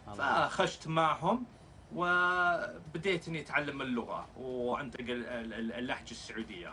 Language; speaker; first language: Arabic; non-native, fluent; English